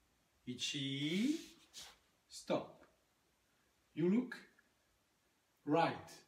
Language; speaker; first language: English; non-native, learner; French